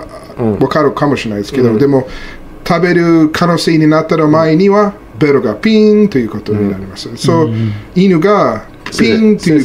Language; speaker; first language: Japanese; non-native, learner; English